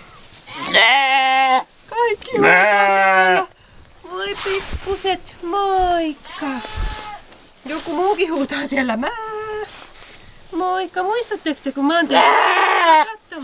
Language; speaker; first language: Finnish; native; Finnish